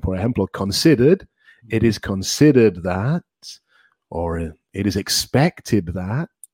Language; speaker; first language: English; native; English